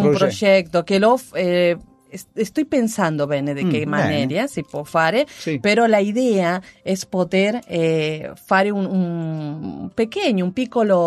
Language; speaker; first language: Italian; non-native, learner; Spanish